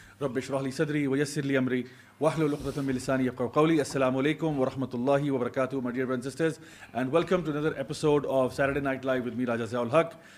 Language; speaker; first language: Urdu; native; Urdu